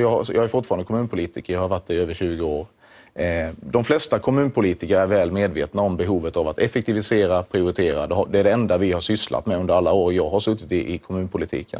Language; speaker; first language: Swedish; native; Swedish